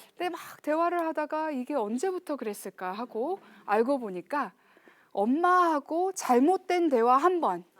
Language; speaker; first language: Korean; early bilingual, heritage; Korean